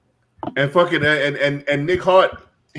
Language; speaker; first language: English; native; English